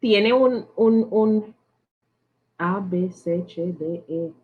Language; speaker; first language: Spanish; non-native, learner; English